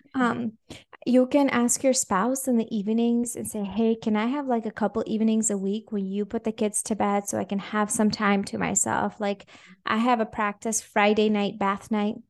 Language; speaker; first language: English; non-native, fluent; Russian